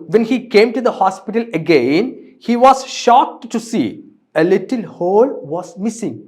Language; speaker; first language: English; non-native, local second language; Malayalam